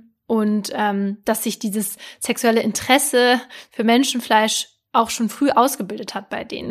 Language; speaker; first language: German; native; German